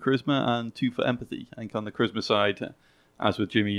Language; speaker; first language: English; native; English